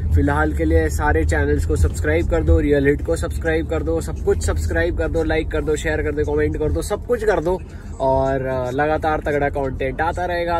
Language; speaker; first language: Hindi; native; Hindi